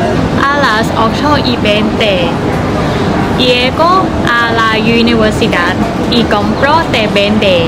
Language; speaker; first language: Spanish; non-native, learner; Thai